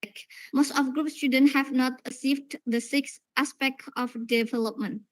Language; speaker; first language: English; non-native, learner; Indonesian